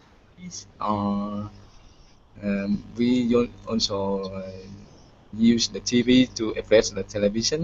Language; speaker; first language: English; non-native, learner; Vietnamese